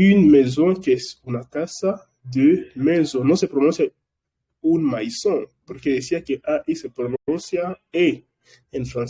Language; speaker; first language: Spanish; non-native, fluent; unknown